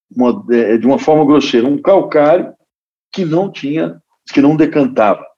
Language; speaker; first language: Portuguese; native; Portuguese